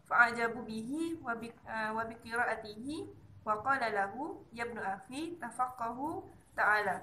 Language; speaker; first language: Arabic; non-native, learner; Malay